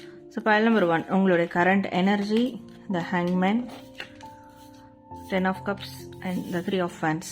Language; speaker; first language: English; non-native, local second language; Tamil